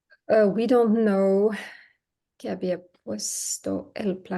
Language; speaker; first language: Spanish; non-native, learner; English